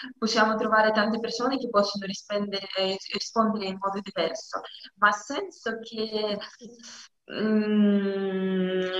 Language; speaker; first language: Italian; non-native, learner; Russian